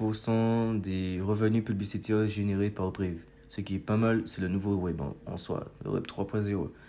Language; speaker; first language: French; native; French